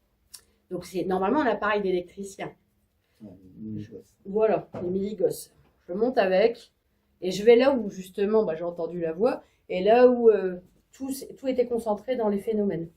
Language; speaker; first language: French; native; French